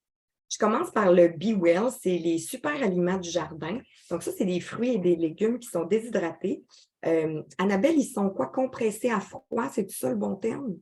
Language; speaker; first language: French; native; French